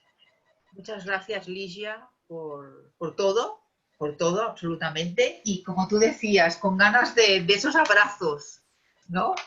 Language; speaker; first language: Spanish; native; Spanish